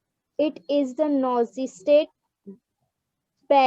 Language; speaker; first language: English; non-native, learner; Hindi